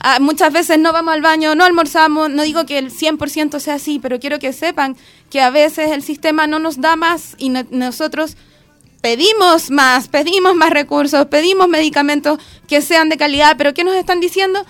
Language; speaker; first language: Spanish; native; Spanish